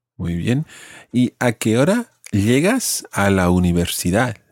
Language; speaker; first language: Spanish; non-native, fluent; English